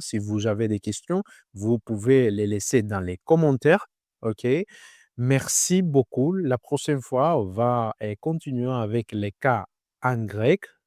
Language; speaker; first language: French; non-native, learner; Greek